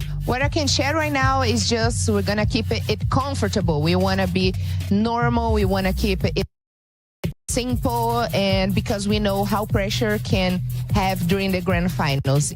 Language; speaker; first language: English; non-native, fluent; Portuguese